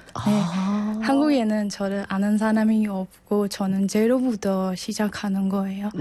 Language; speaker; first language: Korean; non-native, fluent; Burmese